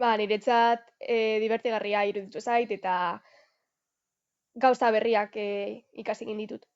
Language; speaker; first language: Basque; non-native, local second language; Spanish